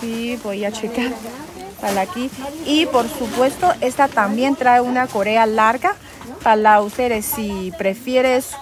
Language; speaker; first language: Spanish; non-native, learner; Chinese